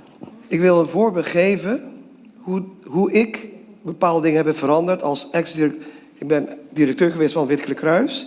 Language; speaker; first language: Dutch; non-native, local second language; Papiamento